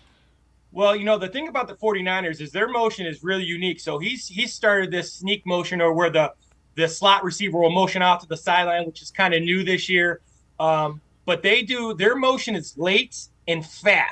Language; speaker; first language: English; native; English